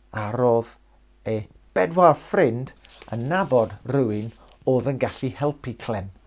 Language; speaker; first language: Welsh; non-native, local second language; English